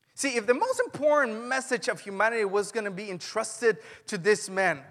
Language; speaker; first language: English; non-native, fluent; Spanish